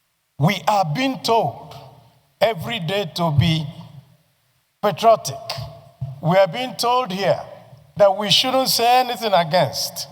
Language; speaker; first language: English; non-native, local second language; Igbo